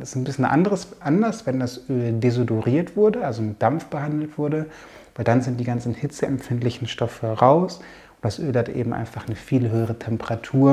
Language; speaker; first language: German; native; German